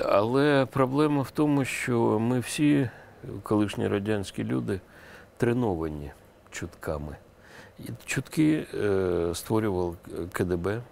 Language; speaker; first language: Ukrainian; non-native, local second language; Russian